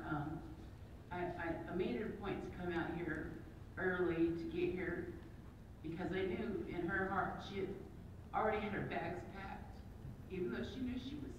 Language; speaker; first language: English; native; English